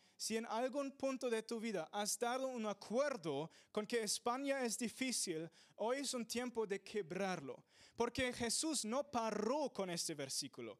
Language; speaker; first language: Spanish; non-native, fluent; English